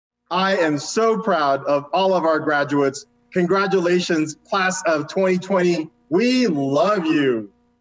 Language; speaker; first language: English; early bilingual, other home language; Spanish